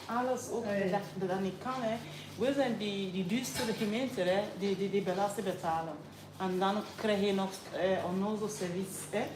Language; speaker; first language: Dutch; non-native, fluent; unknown